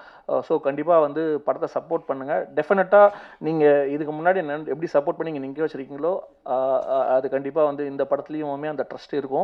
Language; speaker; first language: Tamil; native; Tamil